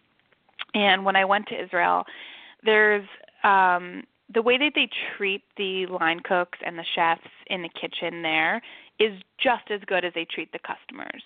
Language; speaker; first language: English; native; English